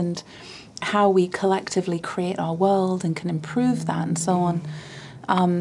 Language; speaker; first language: English; native; English